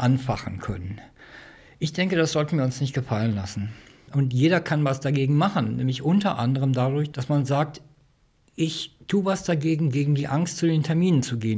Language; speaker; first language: German; native; German